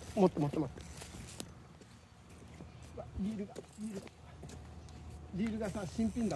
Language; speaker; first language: Japanese; native; Japanese